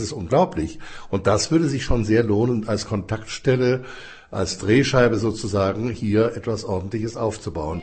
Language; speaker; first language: German; native; German